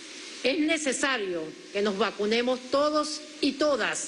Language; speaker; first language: Spanish; native; Spanish